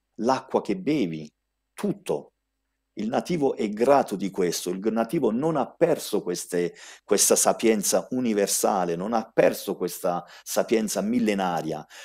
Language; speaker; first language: Italian; early bilingual, heritage; Italian